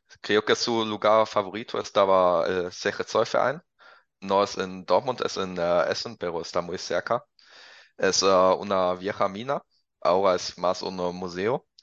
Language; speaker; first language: Spanish; non-native, learner; German